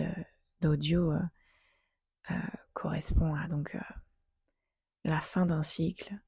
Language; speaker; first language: French; native; French